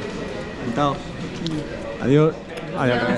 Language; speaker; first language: Spanish; non-native, learner; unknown